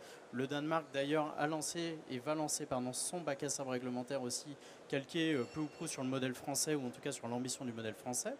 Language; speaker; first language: French; native; French